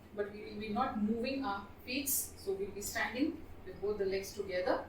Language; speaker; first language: English; non-native, local second language; Marathi